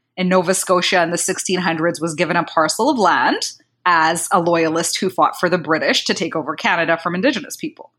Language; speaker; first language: English; non-native, local second language; Kinyarwanda